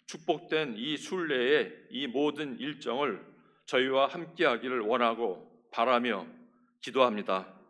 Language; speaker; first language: Korean; native; Korean